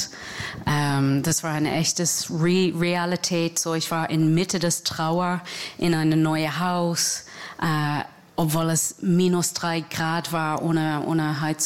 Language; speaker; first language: German; non-native, learner; English